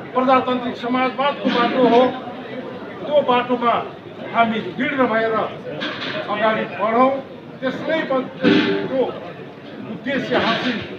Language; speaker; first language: Nepali; non-native, local second language; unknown